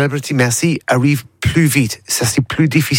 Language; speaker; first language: French; non-native, learner; English